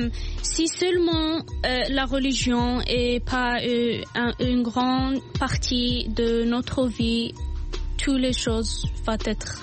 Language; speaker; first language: French; non-native, local second language; Arabic